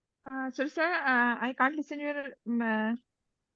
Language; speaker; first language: English; non-native, learner; Urdu